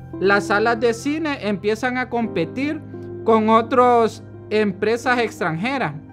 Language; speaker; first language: Spanish; native; Spanish